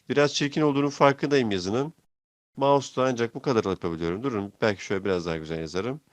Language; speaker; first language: Turkish; native; Turkish